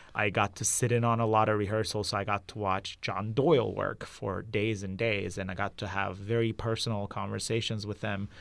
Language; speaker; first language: English; non-native, fluent; Turkish